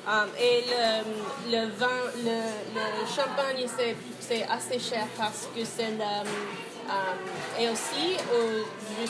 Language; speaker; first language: French; non-native, learner; English